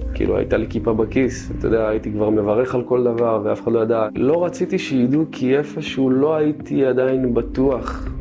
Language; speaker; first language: Hebrew; early bilingual, other home language; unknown